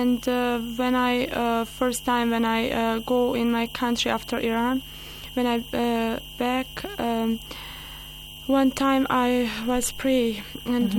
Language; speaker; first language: English; non-native, learner; Bosnian